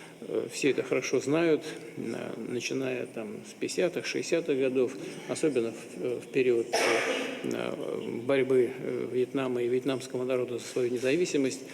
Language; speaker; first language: Russian; native; Russian